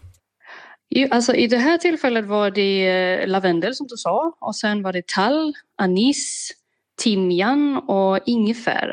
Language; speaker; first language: Swedish; non-native, fluent; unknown